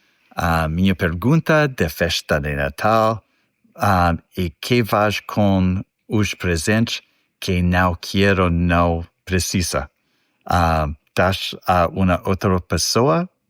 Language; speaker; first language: Portuguese; non-native, learner; English